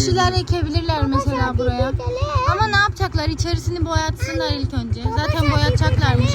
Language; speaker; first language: Turkish; non-native, fluent; Urdu